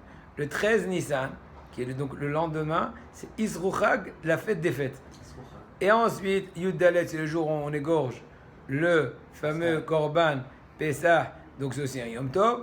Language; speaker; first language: French; native; French